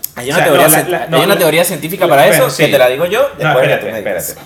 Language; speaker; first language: Spanish; native; Spanish